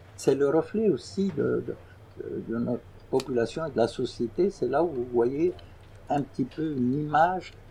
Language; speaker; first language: French; non-native, local second language; Arabic